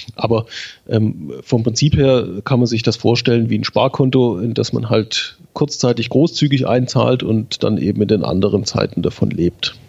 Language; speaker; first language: German; native; German